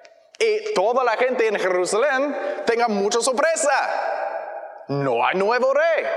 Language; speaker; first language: Spanish; non-native, learner; English